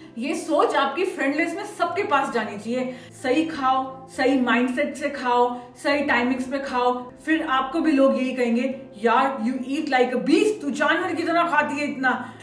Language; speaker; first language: Hindi; native; Hindi